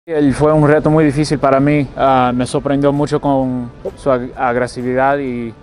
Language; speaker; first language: Spanish; early bilingual, heritage; Spanish